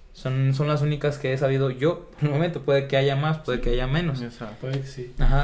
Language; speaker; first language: Spanish; native; Spanish